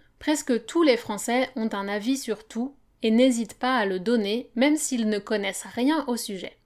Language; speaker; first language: French; native; French